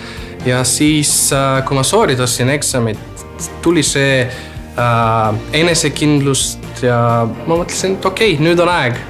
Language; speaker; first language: Estonian; non-native, fluent; Macedonian